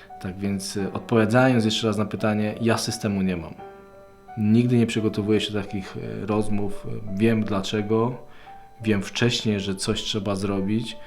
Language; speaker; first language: Polish; native; Polish